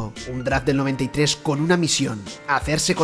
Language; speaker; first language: Spanish; native; Spanish